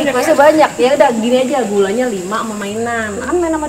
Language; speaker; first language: Indonesian; native; Indonesian